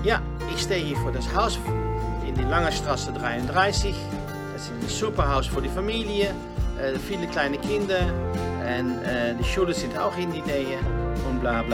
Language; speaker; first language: German; non-native, learner; Dutch